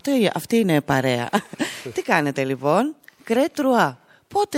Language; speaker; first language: Greek; native; Greek